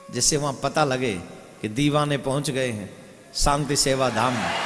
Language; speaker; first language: Hindi; native; Hindi